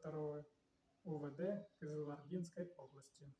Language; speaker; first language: Russian; native; Russian